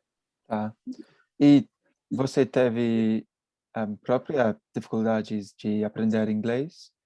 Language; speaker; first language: Portuguese; non-native, learner; English